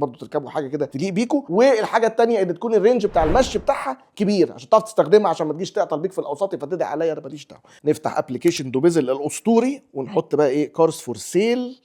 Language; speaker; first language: Arabic; native; Arabic